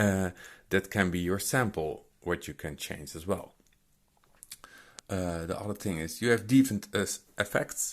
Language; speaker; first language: English; non-native, fluent; Dutch